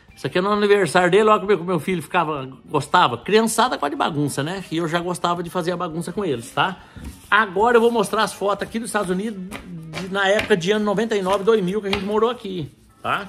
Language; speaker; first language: Portuguese; native; Portuguese